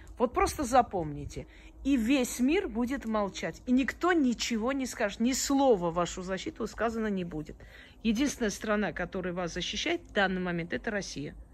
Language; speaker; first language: Russian; early bilingual, other home language; Armenian